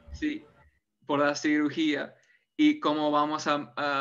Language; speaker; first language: Spanish; non-native, fluent; English